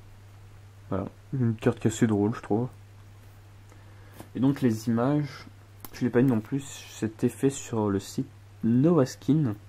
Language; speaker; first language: French; native; French